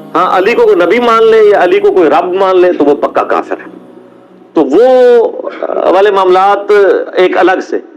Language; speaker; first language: Urdu; non-native, local second language; Punjabi